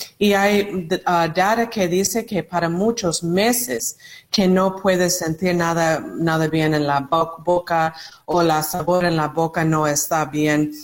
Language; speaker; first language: Spanish; non-native, learner; English